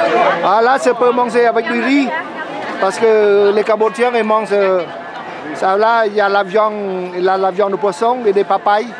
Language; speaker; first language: French; non-native, learner; Khmer